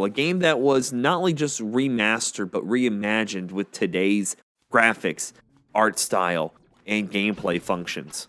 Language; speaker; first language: English; native; English